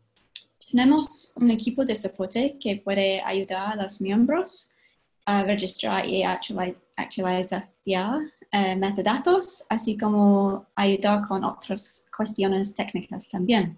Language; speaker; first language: Spanish; non-native, fluent; English